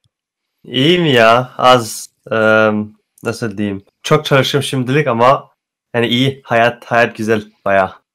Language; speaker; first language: Turkish; early bilingual, heritage; Turkish